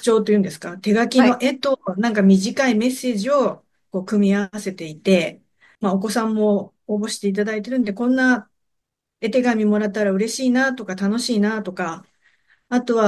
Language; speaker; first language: Japanese; native; Japanese